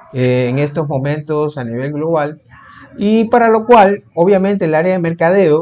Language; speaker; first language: Spanish; native; Spanish